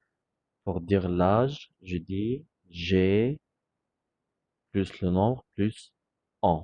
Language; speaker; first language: French; non-native, fluent; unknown